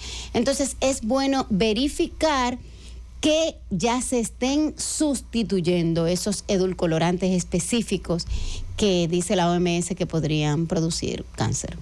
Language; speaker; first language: Spanish; native; Spanish